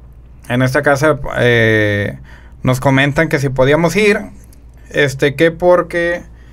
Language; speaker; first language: Spanish; native; Spanish